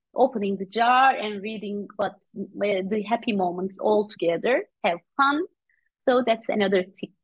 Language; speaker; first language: English; non-native, fluent; Turkish